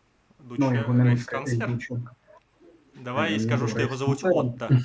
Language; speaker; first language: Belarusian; non-native, local second language; Russian